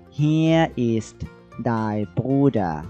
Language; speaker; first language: German; non-native, fluent; Thai